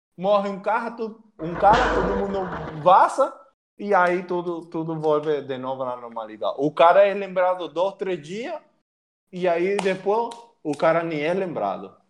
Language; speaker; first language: Portuguese; non-native, fluent; Spanish